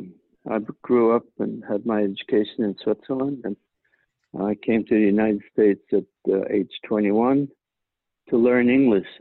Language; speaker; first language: English; non-native, fluent; Swiss German